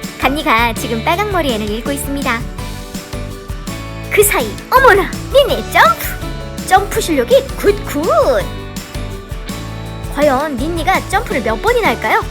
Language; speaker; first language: Korean; native; Korean